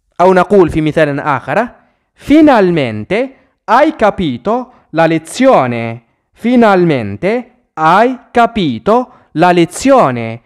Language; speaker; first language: Italian; non-native, fluent; Arabic